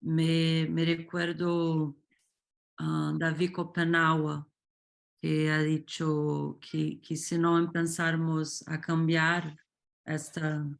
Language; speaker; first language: Spanish; non-native, fluent; Portuguese